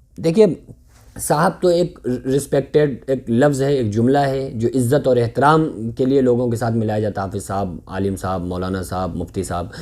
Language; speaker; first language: Urdu; native; Urdu